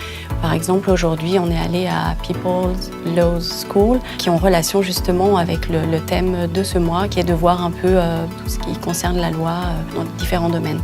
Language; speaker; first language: French; native; French